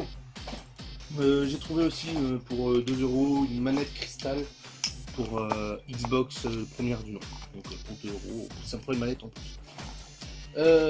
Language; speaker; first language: French; native; French